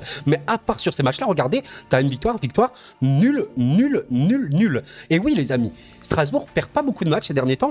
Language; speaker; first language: French; native; French